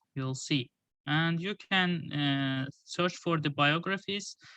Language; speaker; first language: English; non-native, fluent; Azerbaijani